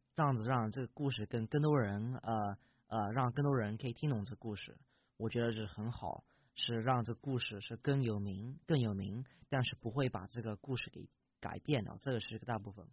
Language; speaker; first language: Chinese; early bilingual, heritage; English